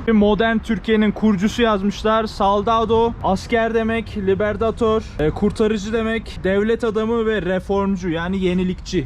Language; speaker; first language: Turkish; native; Turkish